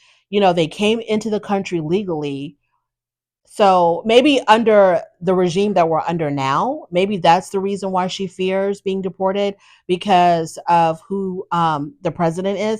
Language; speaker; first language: English; native; English